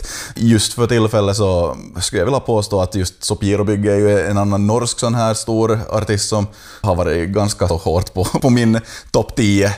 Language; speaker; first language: Swedish; native; Swedish